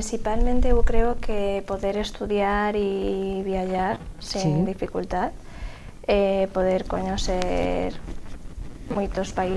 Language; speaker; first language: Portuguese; non-native, learner; Spanish